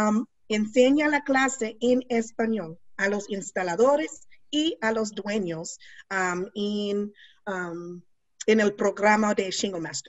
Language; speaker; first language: Spanish; non-native, learner; English